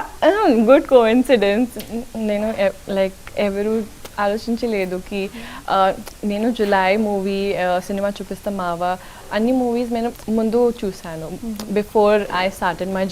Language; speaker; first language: Telugu; non-native, local second language; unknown